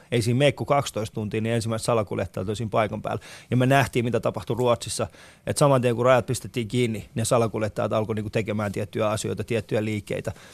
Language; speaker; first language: Finnish; early bilingual, other home language; Persian